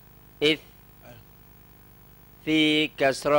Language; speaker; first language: Arabic; non-native, learner; Malay